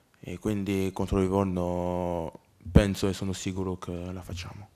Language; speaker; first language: Italian; non-native, learner; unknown